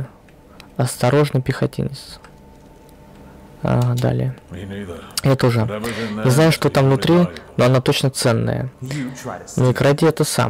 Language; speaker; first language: Russian; native; Russian